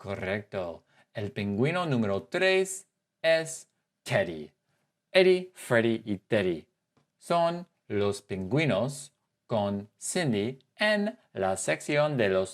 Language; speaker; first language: Spanish; non-native, fluent; English